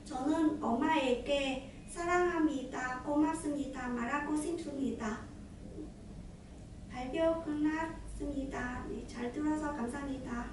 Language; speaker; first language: Korean; non-native, learner; Vietnamese